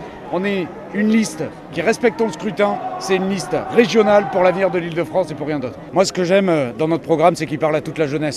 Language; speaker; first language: French; native; French